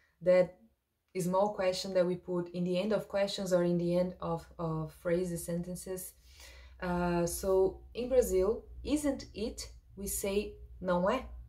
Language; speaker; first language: English; non-native, fluent; Portuguese